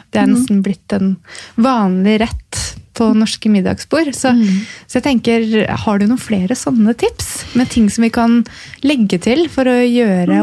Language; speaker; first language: Norwegian; native; Norwegian